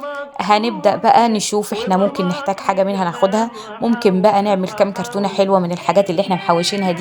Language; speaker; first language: Arabic; native; Arabic